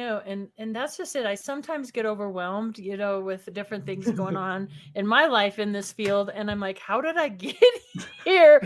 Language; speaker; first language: English; native; English